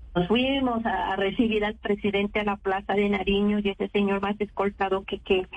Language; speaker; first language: Spanish; native; Spanish